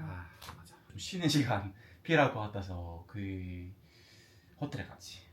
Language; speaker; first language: Korean; non-native, fluent; English